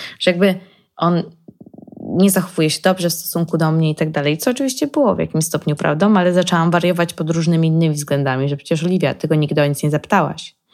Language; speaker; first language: Polish; early bilingual, heritage; Polish